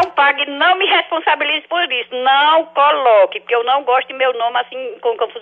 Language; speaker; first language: Portuguese; native; Portuguese